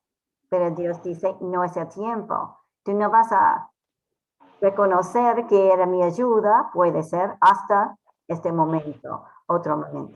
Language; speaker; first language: Spanish; non-native, fluent; English